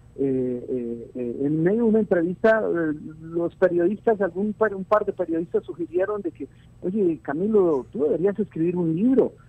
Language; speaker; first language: Spanish; native; Spanish